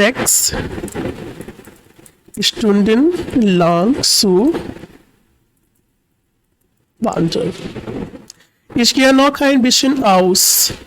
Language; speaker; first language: German; non-native, fluent; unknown